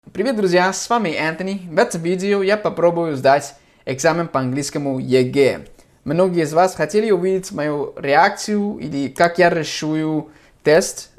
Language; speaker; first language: Russian; non-native, fluent; English